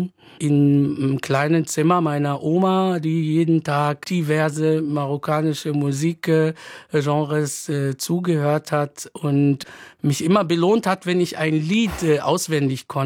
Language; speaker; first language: German; non-native, fluent; Arabic